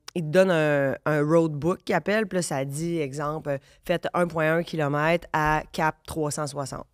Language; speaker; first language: French; native; French